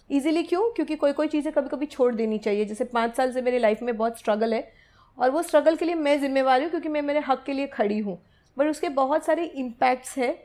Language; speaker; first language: Hindi; non-native, local second language; Gujarati